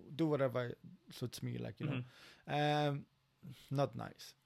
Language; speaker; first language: English; non-native, fluent; Polish